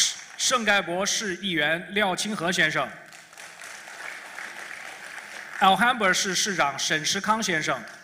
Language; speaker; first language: Chinese; native; Chinese